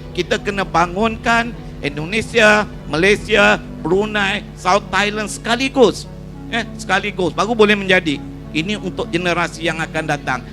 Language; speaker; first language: Malay; native; Malay